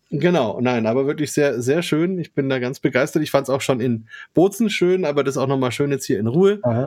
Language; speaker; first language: German; native; German